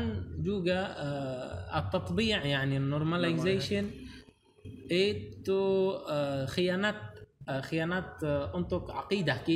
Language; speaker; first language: Indonesian; non-native, learner; Arabic